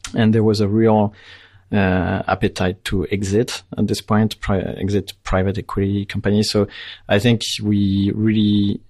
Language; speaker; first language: English; non-native, fluent; French